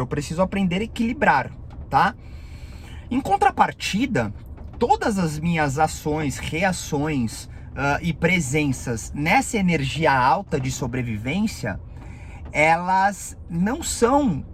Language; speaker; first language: Portuguese; native; Portuguese